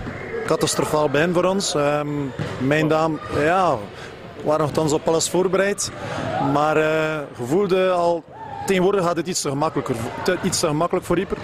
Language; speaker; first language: Dutch; non-native, local second language; French